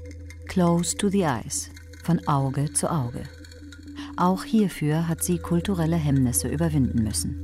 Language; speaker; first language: German; native; German